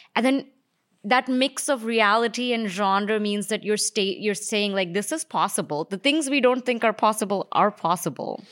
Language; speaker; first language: English; native; English